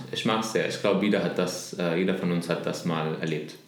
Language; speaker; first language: German; non-native, learner; Arabic